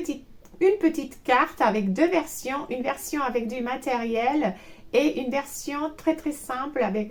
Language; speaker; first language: French; non-native, fluent; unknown